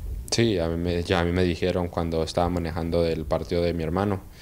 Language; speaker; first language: Spanish; early bilingual, heritage; Spanish